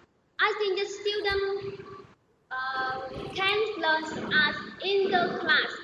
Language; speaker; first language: English; non-native, learner; Vietnamese